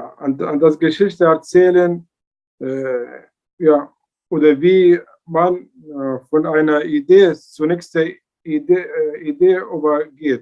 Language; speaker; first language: German; non-native, learner; Arabic